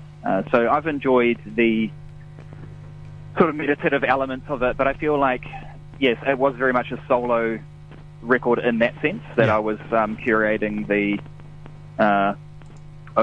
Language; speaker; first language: English; native; English